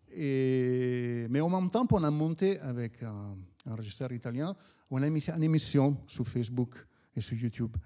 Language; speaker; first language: French; non-native, fluent; Italian